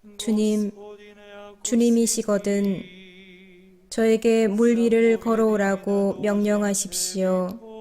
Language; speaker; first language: Korean; native; Korean